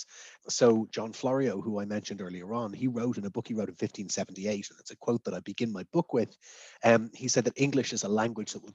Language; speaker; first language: English; native; English